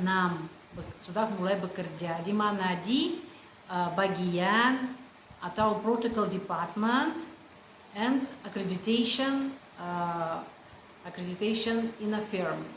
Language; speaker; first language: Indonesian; non-native, fluent; Russian